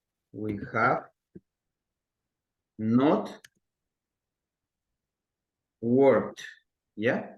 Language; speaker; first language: English; non-native, learner; Spanish